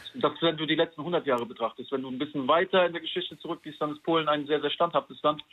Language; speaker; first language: German; non-native, fluent; Polish